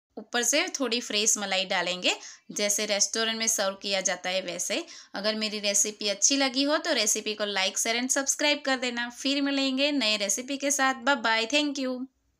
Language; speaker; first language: Hindi; non-native, local second language; Gujarati